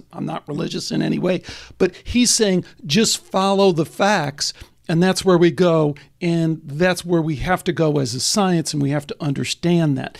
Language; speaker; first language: English; native; English